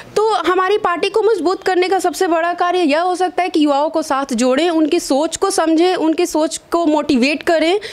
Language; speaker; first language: Hindi; native; Hindi